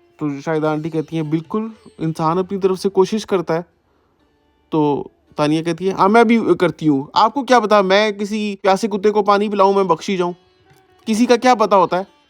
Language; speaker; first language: Urdu; native; Urdu